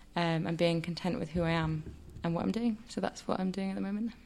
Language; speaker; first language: English; native; English